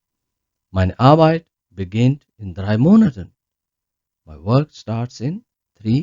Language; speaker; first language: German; non-native, learner; Urdu